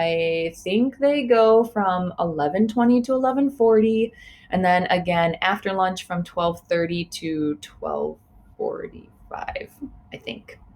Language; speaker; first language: English; native; English